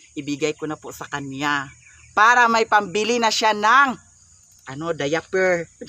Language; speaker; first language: Filipino; non-native, local second language; Cebuano